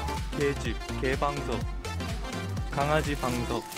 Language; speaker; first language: Korean; non-native, learner; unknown